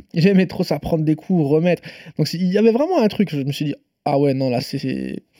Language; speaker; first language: French; native; French